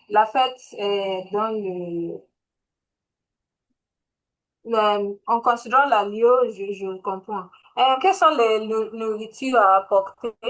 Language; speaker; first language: French; non-native, learner; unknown